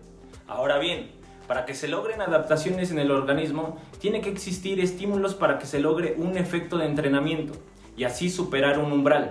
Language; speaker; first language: Spanish; native; Spanish